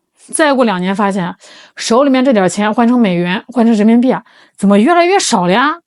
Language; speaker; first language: Chinese; native; Chinese